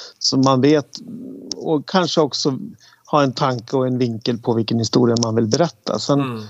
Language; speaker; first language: Swedish; native; Swedish